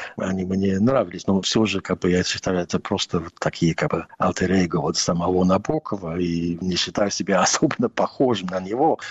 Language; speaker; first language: Russian; non-native, fluent; English